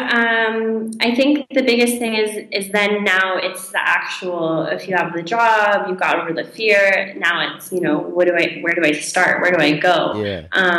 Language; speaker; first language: English; native; English